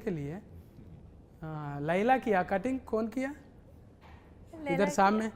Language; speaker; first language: Hindi; non-native, local second language; Telugu